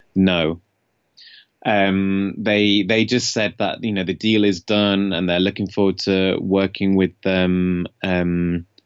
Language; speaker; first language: English; native; English